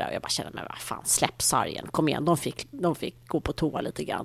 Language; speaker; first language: Swedish; native; Swedish